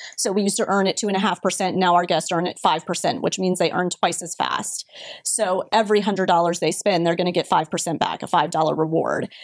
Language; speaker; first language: English; native; English